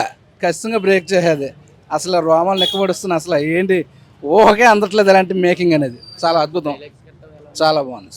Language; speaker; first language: Telugu; native; Telugu